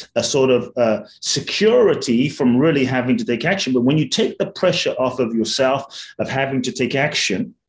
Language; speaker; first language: English; native; English